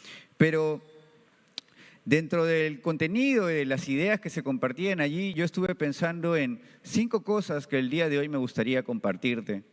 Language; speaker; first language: Spanish; native; Spanish